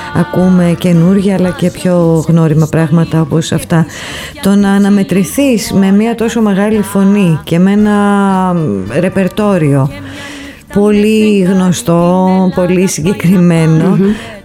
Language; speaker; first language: Greek; native; Greek